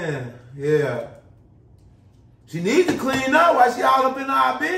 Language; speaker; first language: English; native; English